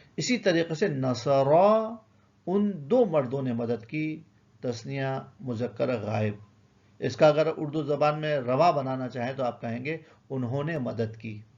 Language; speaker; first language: Urdu; native; Urdu